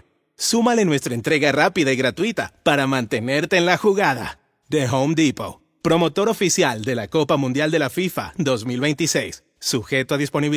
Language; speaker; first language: Spanish; native; Spanish